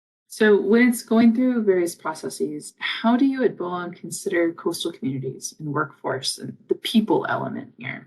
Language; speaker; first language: English; native; English